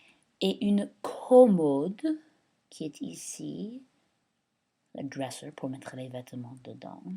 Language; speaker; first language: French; non-native, fluent; English